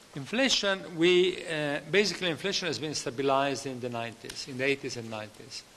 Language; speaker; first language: English; non-native, fluent; Italian